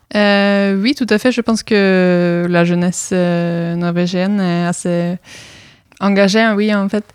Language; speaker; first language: French; non-native, fluent; Norwegian